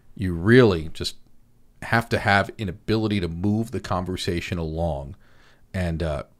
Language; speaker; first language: English; native; English